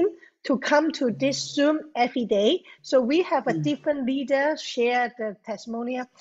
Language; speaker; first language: English; non-native, local second language; Cantonese